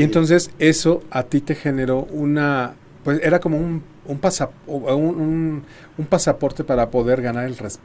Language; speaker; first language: Spanish; native; Spanish